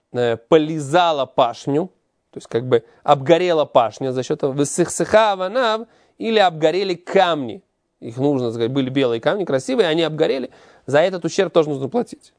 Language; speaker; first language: Russian; native; Russian